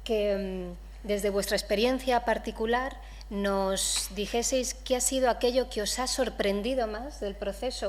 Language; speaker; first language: Spanish; native; Spanish